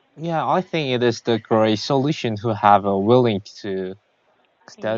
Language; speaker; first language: English; non-native, learner; Korean